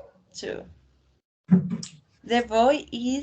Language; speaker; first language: English; non-native, learner; Spanish